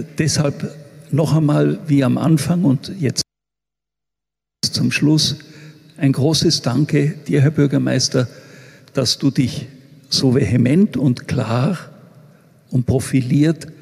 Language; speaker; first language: German; native; German